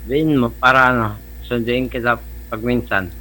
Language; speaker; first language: Filipino; non-native, local second language; Cebuano